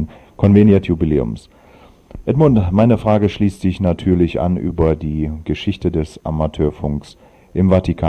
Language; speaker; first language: German; native; German